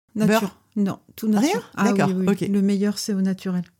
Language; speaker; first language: French; native; French